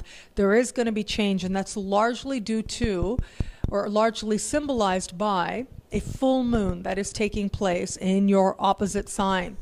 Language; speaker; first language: English; native; English